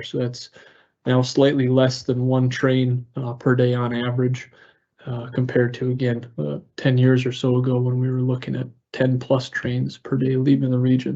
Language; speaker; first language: English; native; English